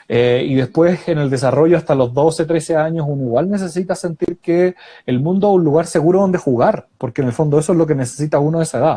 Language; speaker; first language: Spanish; native; Spanish